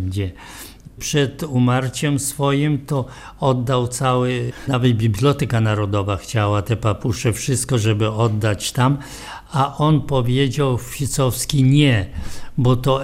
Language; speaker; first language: Polish; non-native, local second language; Romany